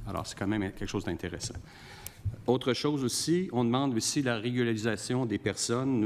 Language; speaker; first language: French; native; French